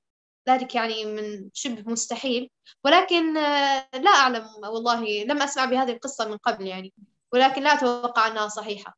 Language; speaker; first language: Arabic; native; Arabic